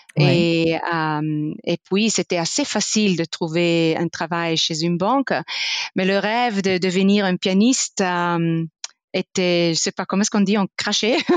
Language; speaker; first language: French; non-native, fluent; Italian